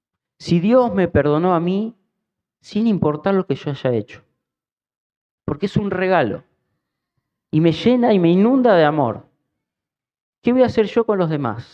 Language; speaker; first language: Spanish; native; Spanish